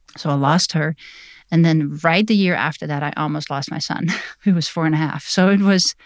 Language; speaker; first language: English; non-native, fluent; Dutch